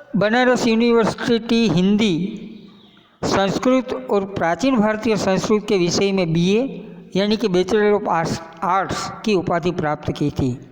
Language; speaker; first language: Hindi; non-native, local second language; Gujarati